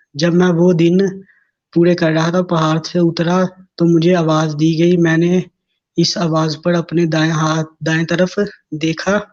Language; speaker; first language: Urdu; non-native, local second language; Punjabi